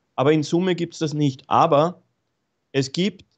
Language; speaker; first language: German; native; German